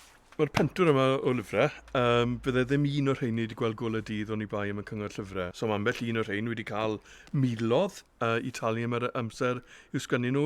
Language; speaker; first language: Welsh; native; Welsh